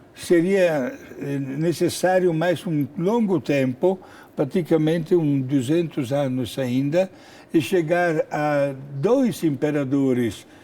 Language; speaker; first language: Portuguese; non-native, fluent; Italian